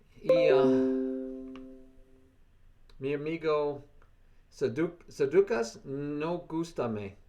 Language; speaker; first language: Spanish; non-native, learner; English